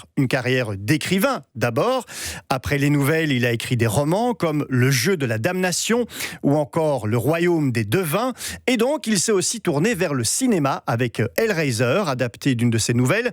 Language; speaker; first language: French; native; French